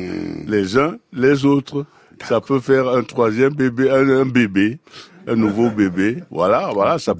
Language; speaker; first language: French; non-native, local second language; Duala